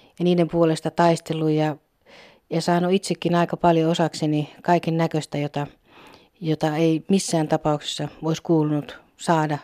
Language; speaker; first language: Finnish; native; Finnish